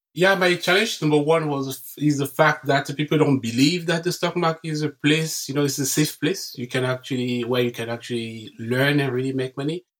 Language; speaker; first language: English; non-native, local second language; French